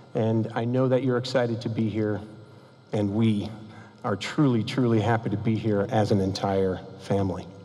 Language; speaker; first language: English; native; English